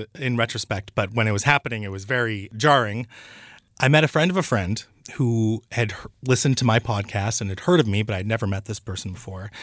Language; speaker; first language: English; early bilingual, other home language; Urdu